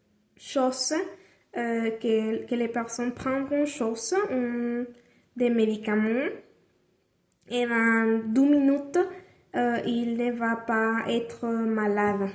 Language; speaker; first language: French; non-native, learner; Spanish